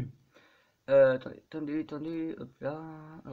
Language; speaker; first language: French; native; French